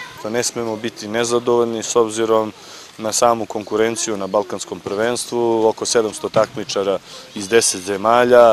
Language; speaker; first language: Serbian; native; Serbian